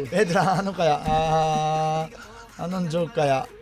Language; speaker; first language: Filipino; non-native, learner; Japanese